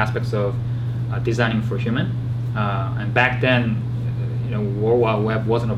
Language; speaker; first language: English; non-native, fluent; Korean